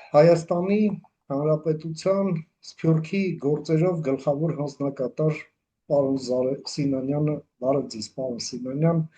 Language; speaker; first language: Armenian; native; Armenian